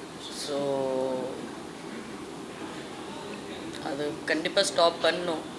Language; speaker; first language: Tamil; non-native, fluent; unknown